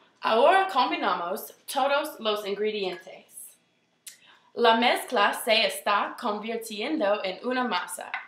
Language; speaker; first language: Spanish; non-native, learner; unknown